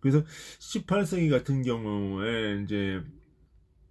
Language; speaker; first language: Korean; native; Korean